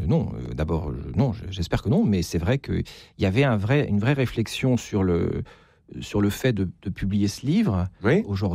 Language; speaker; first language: French; native; French